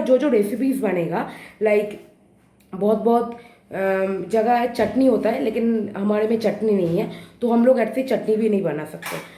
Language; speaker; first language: Hindi; non-native, local second language; Bangla